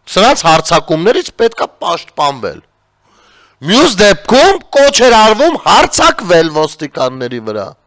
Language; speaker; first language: Armenian; native; Armenian